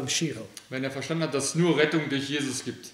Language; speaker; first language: German; early bilingual, other home language; Aramaic